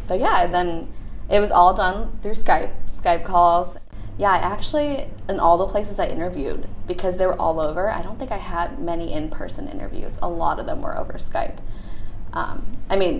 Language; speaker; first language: English; native; English